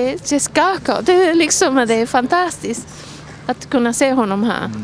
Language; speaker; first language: Swedish; non-native, fluent; Spanish